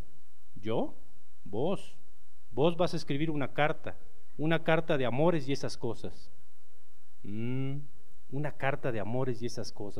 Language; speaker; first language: Spanish; native; Spanish